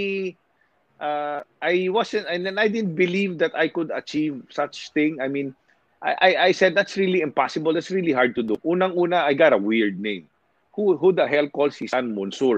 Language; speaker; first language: English; non-native, local second language; Hiligaynon